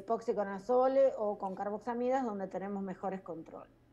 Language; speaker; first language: Spanish; native; Spanish